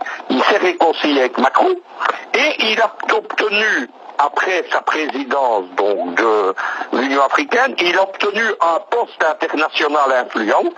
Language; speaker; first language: French; native; French